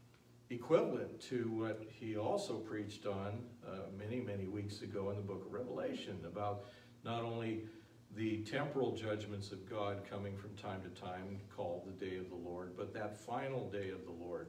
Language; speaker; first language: English; native; English